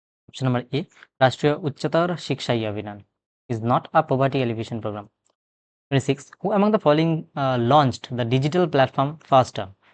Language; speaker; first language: English; non-native, local second language; Bangla